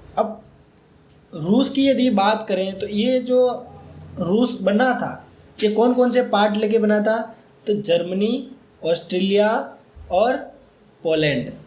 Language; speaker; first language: Hindi; native; Hindi